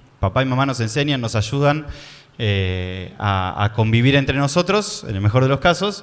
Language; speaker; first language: Spanish; native; Spanish